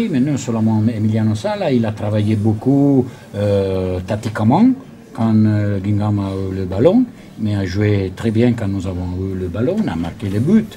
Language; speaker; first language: French; non-native, learner; Italian